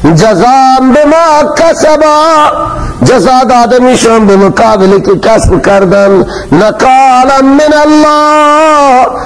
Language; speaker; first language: Persian; non-native, local second language; Baluchi